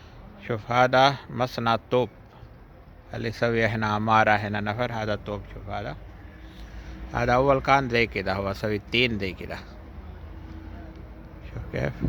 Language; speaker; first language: Arabic; non-native, learner; Urdu